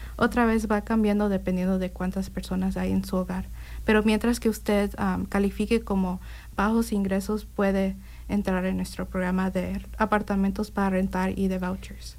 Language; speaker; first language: Spanish; early bilingual, heritage; Spanish